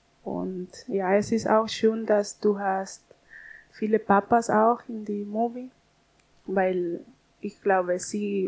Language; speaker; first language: German; non-native, learner; Spanish